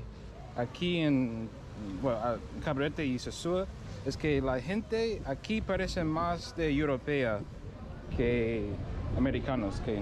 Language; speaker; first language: Spanish; non-native, learner; English